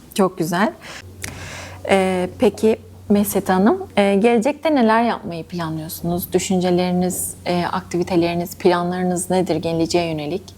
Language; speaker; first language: Turkish; native; Turkish